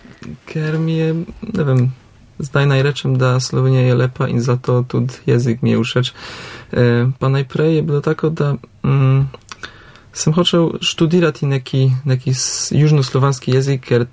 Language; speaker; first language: Slovenian; non-native, learner; Polish